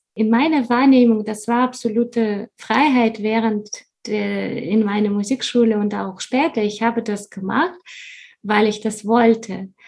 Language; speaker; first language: German; non-native, fluent; Russian